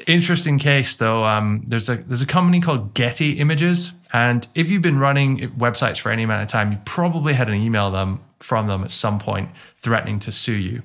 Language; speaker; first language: English; native; English